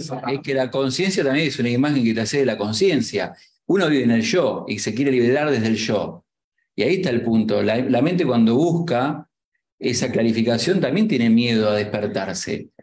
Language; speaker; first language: Spanish; native; Spanish